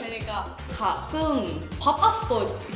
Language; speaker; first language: Korean; non-native, learner; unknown